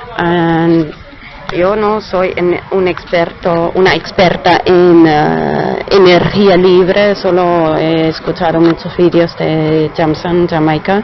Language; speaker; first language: Spanish; non-native, fluent; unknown